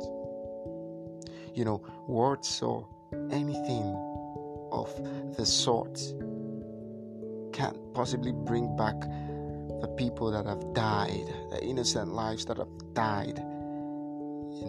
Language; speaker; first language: English; non-native, local second language; Yoruba